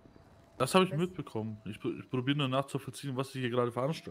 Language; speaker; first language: German; native; German